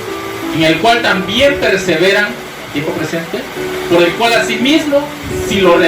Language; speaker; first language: Spanish; native; Spanish